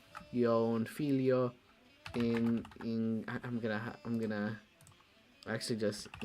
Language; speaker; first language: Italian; non-native, learner; English